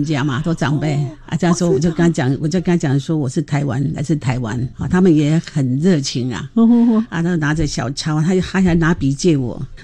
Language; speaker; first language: Chinese; native; Chinese